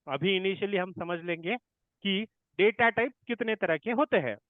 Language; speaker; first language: Hindi; non-native, local second language; Marathi